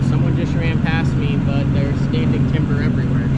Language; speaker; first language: English; native; English